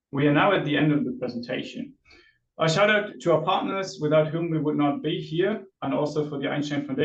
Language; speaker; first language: English; non-native, fluent; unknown